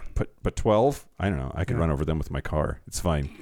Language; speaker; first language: English; native; English